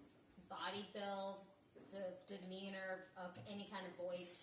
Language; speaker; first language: English; native; English